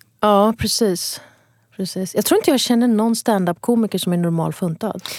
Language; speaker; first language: Swedish; early bilingual, other home language; Kurdish